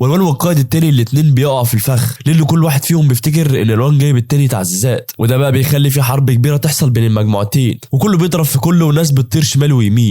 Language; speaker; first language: Arabic; native; Arabic